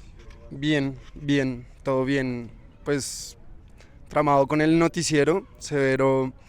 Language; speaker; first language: Spanish; native; Spanish